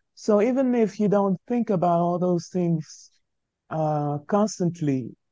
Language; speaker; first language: English; non-native, local second language; French